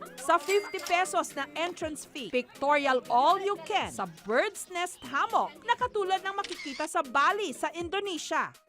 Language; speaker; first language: Filipino; native; Filipino